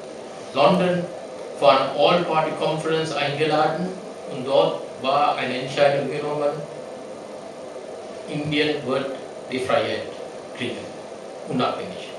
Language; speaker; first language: German; non-native, learner; Sinhala